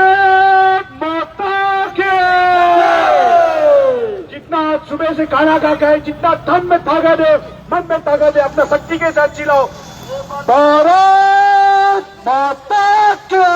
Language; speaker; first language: Hindi; non-native, local second language; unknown